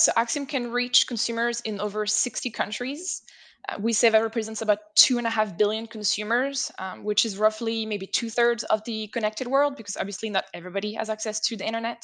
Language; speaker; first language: English; non-native, fluent; French